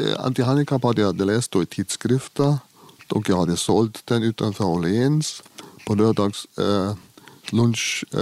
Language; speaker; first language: Swedish; non-native, fluent; German